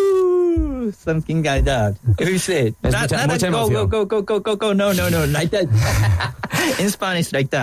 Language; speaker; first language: English; non-native, learner; Japanese